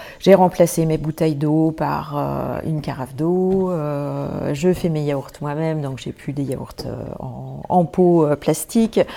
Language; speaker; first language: French; non-native, fluent; German